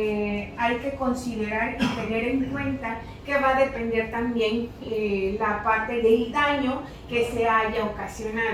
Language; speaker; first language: Spanish; native; Spanish